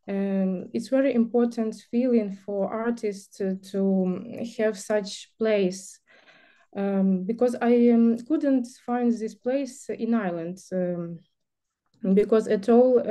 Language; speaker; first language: English; non-native, learner; Ukrainian